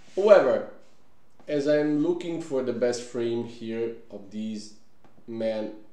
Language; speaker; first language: English; non-native, fluent; Italian